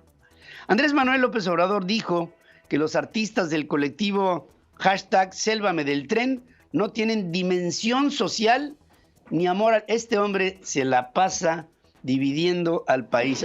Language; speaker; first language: Spanish; native; Spanish